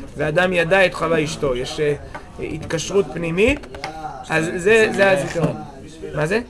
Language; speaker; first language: Hebrew; native; Hebrew